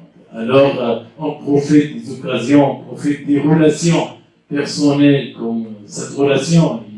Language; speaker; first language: French; non-native, local second language; Arabic